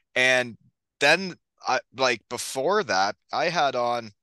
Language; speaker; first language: English; native; English